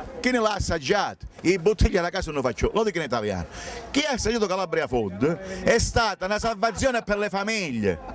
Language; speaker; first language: Italian; native; Italian